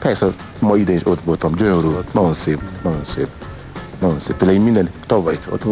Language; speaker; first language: Hungarian; non-native, learner; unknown